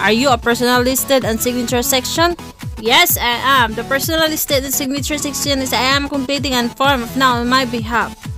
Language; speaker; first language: English; non-native, local second language; Filipino